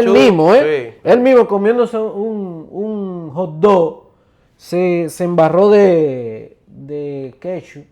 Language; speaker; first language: Spanish; native; Spanish